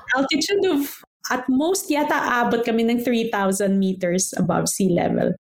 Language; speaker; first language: English; non-native, local second language; Aklanon